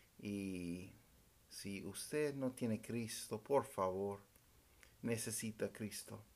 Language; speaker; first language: Spanish; non-native, fluent; English